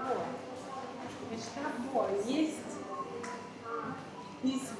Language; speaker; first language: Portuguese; non-native, learner; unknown